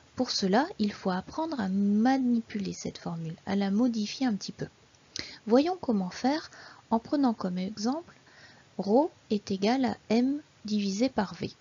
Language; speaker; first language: French; native; French